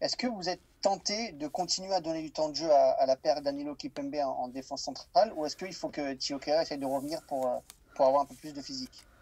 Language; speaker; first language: French; native; French